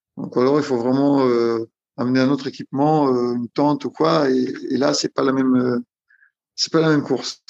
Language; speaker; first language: French; non-native, fluent; Italian